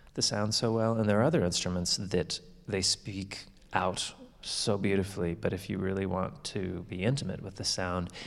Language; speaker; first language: English; native; English